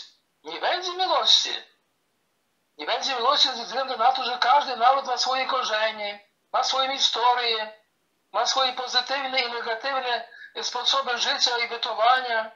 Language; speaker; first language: Polish; early bilingual, heritage; Polish